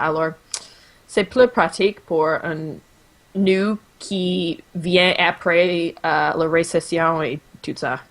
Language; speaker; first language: French; non-native, local second language; English